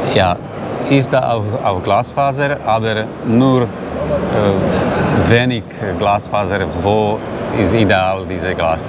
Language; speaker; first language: German; non-native, learner; Slovak